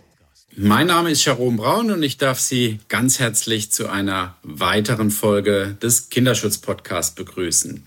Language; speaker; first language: German; native; German